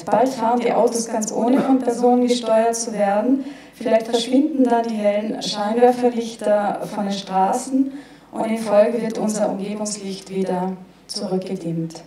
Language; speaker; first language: German; native; German